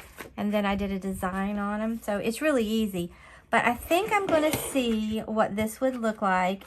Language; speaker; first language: English; native; English